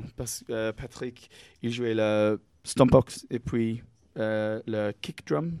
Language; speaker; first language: French; non-native, learner; English